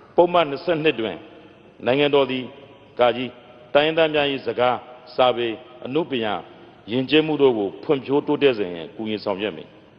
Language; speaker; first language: Burmese; non-native, local second language; Rohingya